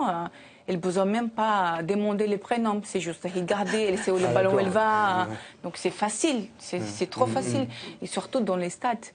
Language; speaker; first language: French; non-native, learner; Portuguese